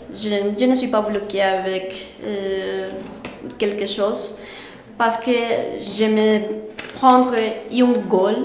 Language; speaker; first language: French; non-native, learner; Spanish